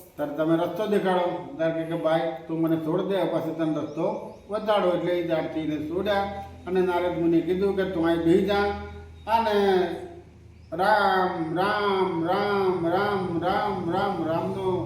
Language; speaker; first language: Gujarati; non-native, local second language; Bhili